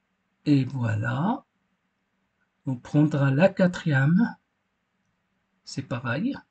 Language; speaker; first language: French; non-native, fluent; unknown